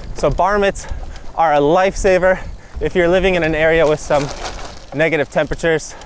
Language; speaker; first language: English; native; English